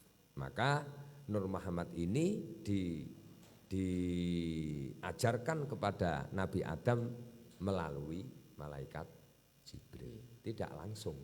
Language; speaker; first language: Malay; non-native, local second language; Javanese